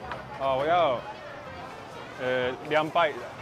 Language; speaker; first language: Chinese; non-native, learner; Japanese